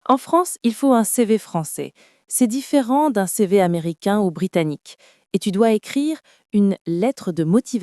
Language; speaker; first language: French; non-native, fluent; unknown